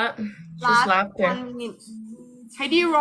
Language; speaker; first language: English; non-native, learner; Thai